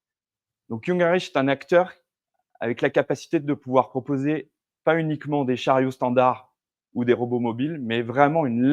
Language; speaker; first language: French; native; French